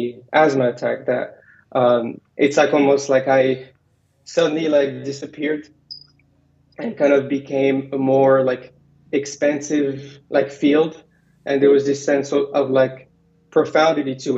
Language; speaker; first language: English; non-native, fluent; Arabic